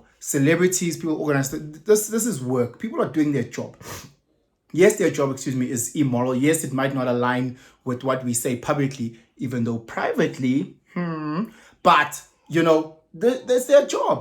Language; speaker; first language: English; non-native, local second language; Zulu